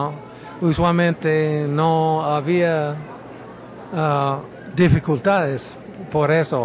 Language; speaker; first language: Spanish; non-native, fluent; English